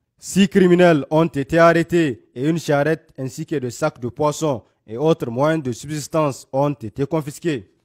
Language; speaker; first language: French; non-native, local second language; Hausa